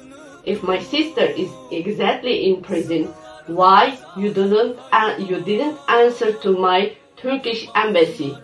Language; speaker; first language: English; non-native, learner; Uyghur